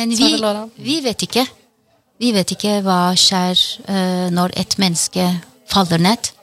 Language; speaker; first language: Norwegian; non-native, fluent; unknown